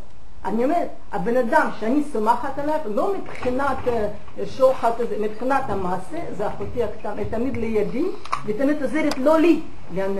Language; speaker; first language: Hebrew; non-native, fluent; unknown